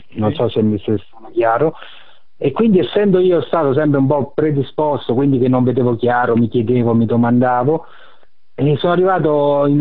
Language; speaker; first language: Italian; native; Italian